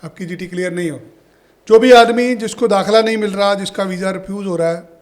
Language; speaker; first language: Hindi; non-native, local second language; Punjabi